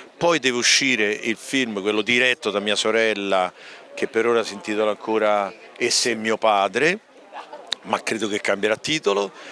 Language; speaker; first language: Italian; native; Italian